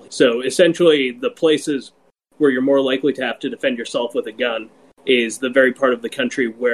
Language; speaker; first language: English; native; English